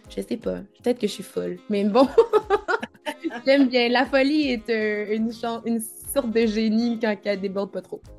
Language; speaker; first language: French; native; French